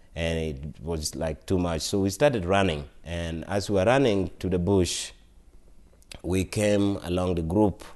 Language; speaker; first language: English; non-native, local second language; Acoli